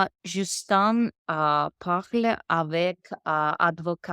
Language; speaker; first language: French; non-native, learner; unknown